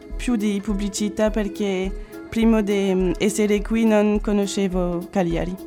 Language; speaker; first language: Italian; non-native, learner; French